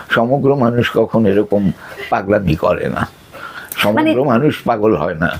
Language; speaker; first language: Bangla; early bilingual, other home language; Sylheti